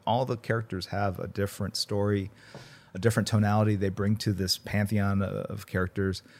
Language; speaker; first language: English; early bilingual, other home language; Korean